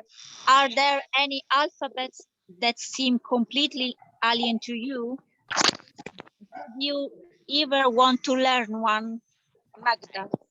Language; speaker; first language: English; non-native, learner; Italian